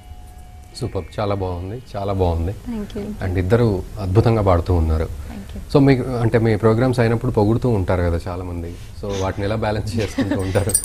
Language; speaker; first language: Telugu; native; Telugu